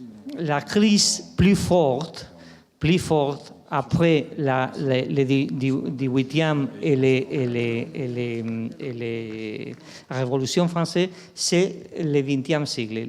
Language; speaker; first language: French; non-native, fluent; Spanish